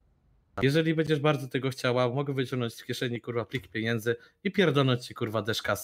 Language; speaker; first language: Polish; native; Polish